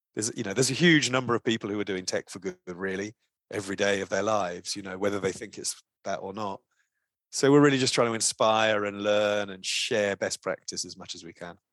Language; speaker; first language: English; native; English